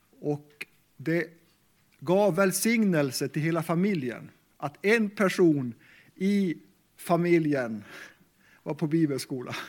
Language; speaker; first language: Swedish; non-native, local second language; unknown